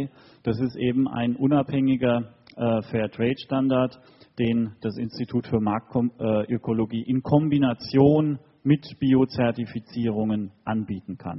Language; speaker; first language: German; native; German